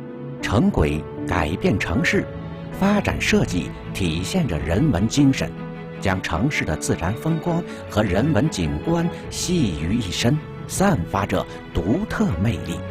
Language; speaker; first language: Chinese; native; Chinese